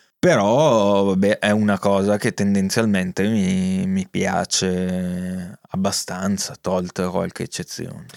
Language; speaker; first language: Italian; native; Italian